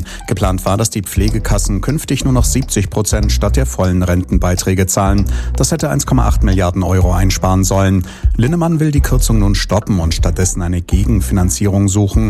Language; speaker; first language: German; native; German